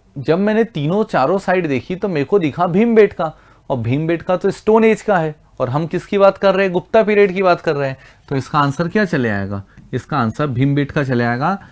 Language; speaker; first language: Hindi; native; Hindi